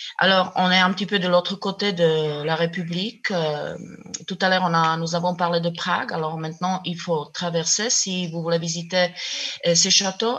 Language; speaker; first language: French; non-native, fluent; Czech